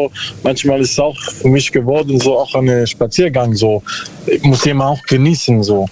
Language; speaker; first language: German; non-native, learner; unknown